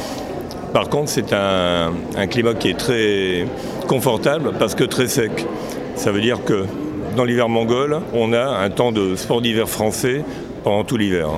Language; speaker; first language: French; native; French